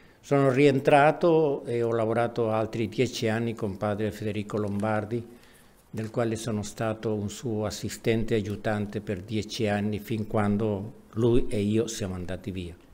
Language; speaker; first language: Italian; non-native, fluent; Spanish